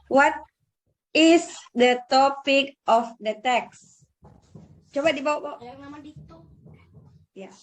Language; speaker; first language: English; non-native, learner; Indonesian